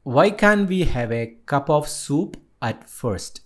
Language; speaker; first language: English; non-native, local second language; Malayalam